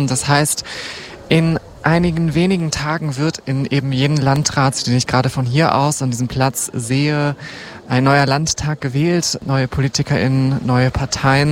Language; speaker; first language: German; native; German